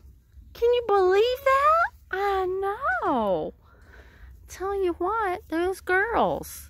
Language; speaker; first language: English; native; English